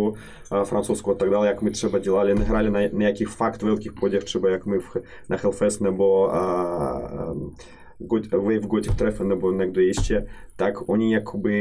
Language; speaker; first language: Czech; non-native, learner; Russian